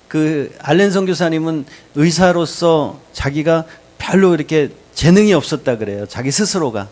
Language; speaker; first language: Korean; native; Korean